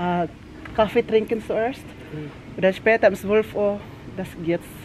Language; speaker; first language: German; non-native, learner; Filipino